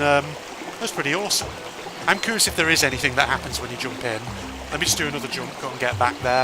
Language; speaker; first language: English; native; English